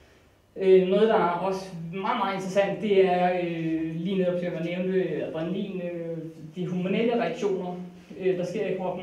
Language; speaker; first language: Danish; native; Danish